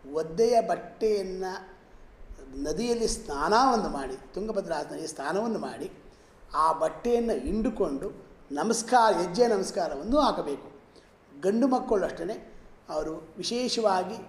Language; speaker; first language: Kannada; native; Kannada